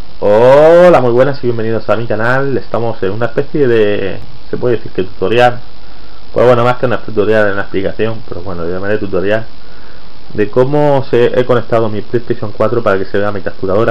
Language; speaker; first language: Spanish; native; Spanish